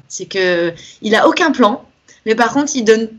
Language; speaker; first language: French; native; French